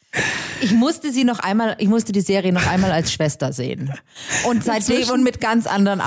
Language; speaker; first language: German; native; German